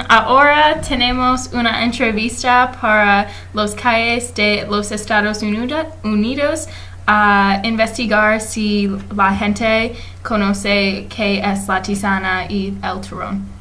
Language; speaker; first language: Spanish; non-native, learner; English